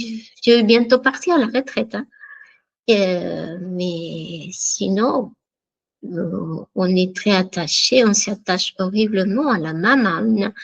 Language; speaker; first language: French; non-native, fluent; Spanish